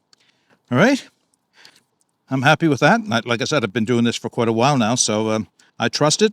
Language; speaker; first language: English; native; English